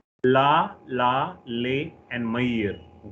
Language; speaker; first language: French; non-native, fluent; Hindi